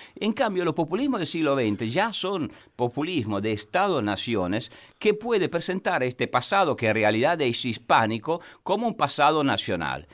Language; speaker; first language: Spanish; non-native, fluent; Italian